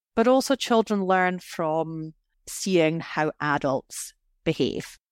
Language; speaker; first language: English; native; English